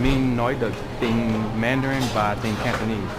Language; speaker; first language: Vietnamese; non-native, learner; English